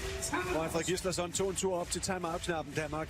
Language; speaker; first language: Danish; native; Danish